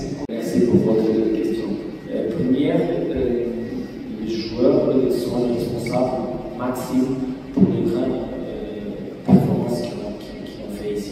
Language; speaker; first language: French; non-native, fluent; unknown